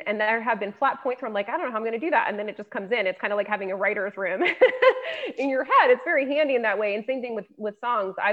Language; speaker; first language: English; native; English